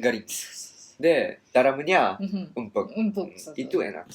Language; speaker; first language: Indonesian; non-native, learner; Japanese